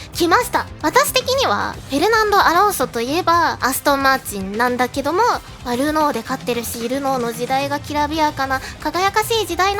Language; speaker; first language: Japanese; native; Japanese